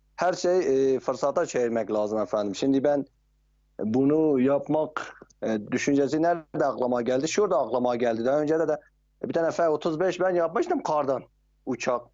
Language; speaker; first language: Turkish; non-native, local second language; Kurdish